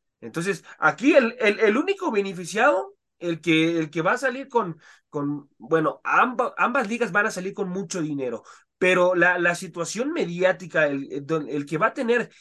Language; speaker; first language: Spanish; native; Spanish